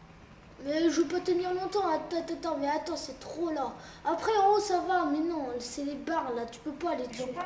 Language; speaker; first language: French; native; French